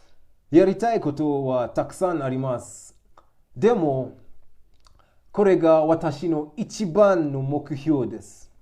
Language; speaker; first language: Japanese; non-native, learner; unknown